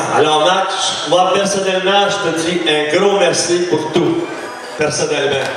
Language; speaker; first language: French; native; French